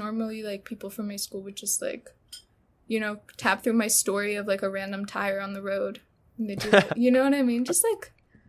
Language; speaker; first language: English; early bilingual, other home language; Russian